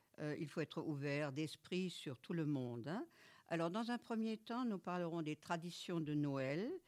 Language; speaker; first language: French; native; French